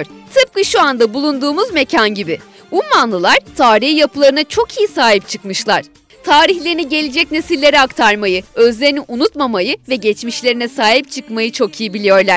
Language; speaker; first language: Turkish; native; Turkish